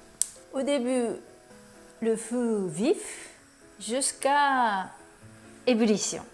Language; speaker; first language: French; non-native, learner; Japanese